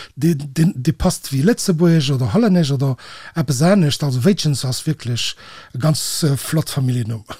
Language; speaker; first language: Luxembourgish; early bilingual, other home language; Portuguese